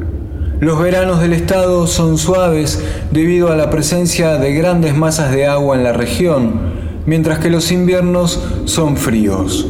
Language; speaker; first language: Spanish; native; Spanish